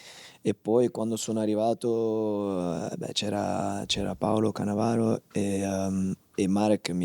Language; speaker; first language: Italian; non-native, fluent; Dutch